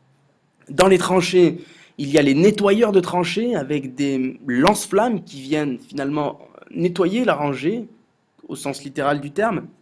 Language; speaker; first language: French; native; French